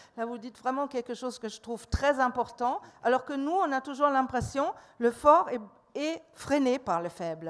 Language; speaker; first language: French; non-native, fluent; German